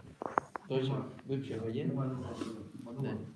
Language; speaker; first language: Russian; non-native, learner; Sinhala